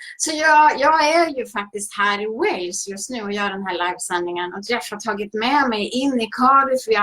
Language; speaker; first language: Swedish; native; Swedish